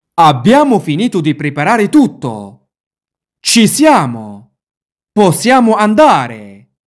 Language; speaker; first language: Italian; non-native, fluent; Arabic